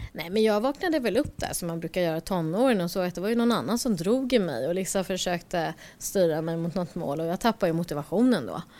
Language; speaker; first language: Swedish; early bilingual, other home language; Korean